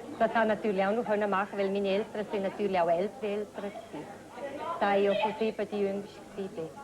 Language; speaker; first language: German; native; German